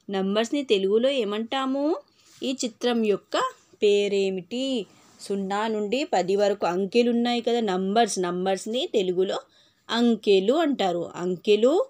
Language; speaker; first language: Telugu; non-native, local second language; Urdu